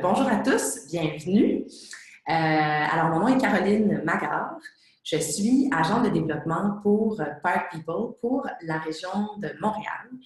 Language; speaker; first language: French; native; French